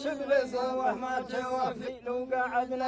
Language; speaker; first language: Arabic; native; Arabic